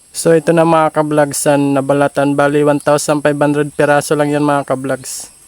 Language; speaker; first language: Filipino; non-native, local second language; Waray